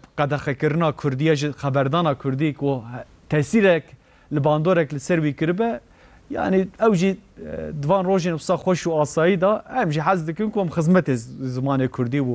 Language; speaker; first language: Kurdish; native; Kurdish